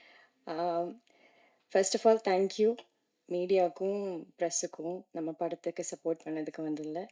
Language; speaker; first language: Tamil; non-native, learner; Malayalam